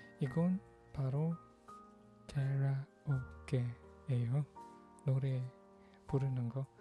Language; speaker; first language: Korean; non-native, learner; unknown